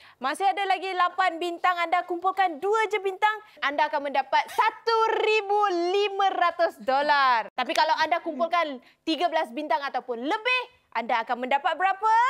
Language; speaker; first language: Malay; native; Malay